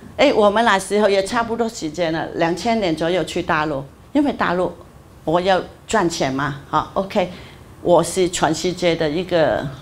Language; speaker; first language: Chinese; non-native, fluent; Cantonese